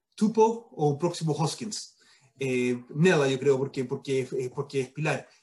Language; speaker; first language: Spanish; early bilingual, heritage; Spanish